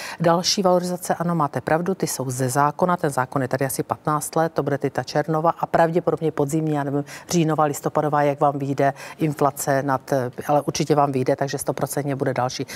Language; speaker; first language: Czech; native; Czech